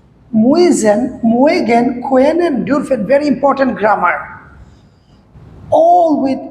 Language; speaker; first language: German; non-native, fluent; Bangla